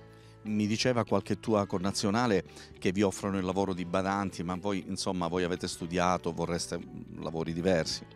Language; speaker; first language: Italian; native; Italian